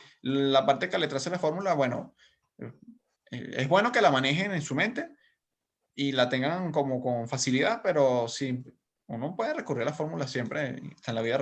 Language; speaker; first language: Spanish; native; Spanish